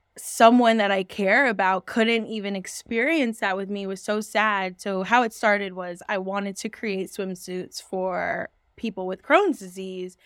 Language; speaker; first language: English; native; English